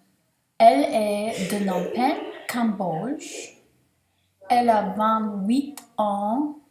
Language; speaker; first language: French; non-native, learner; English